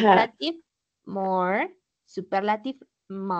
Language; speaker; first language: English; non-native, fluent; Spanish